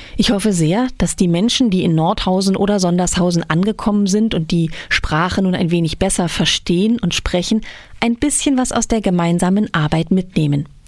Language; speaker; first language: German; native; German